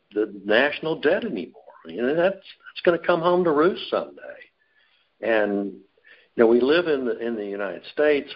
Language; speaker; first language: English; native; English